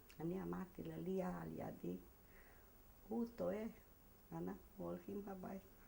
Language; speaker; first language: Hebrew; non-native, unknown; Hungarian